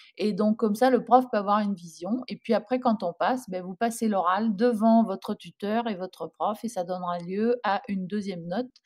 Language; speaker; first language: French; native; French